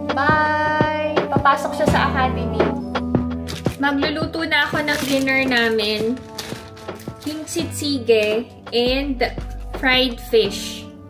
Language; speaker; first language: Filipino; native; Filipino